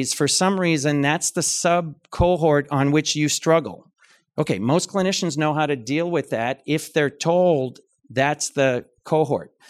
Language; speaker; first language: English; native; English